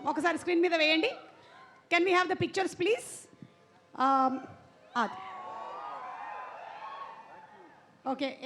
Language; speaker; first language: Telugu; native; Telugu